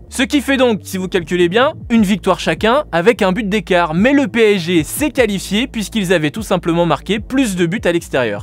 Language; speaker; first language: French; native; French